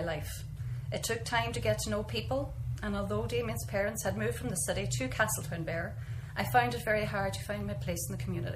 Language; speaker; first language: English; native; English